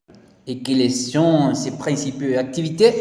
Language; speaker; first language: French; non-native, learner; Spanish